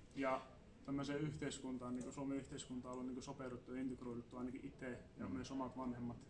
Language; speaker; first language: Finnish; early bilingual, other home language; Assyrian Neo-Aramaic